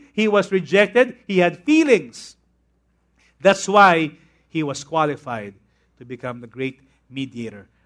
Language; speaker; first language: English; non-native, local second language; Filipino